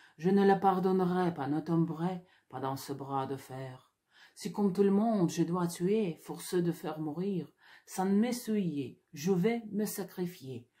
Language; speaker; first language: French; non-native, learner; Russian